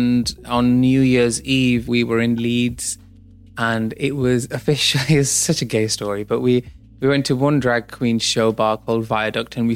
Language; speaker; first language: English; native; English